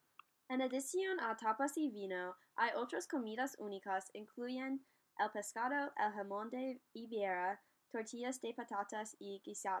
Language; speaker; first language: Spanish; non-native, learner; English